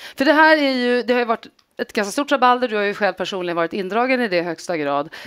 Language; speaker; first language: Swedish; native; Swedish